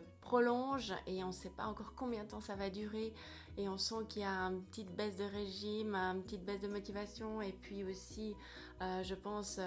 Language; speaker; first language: French; native; French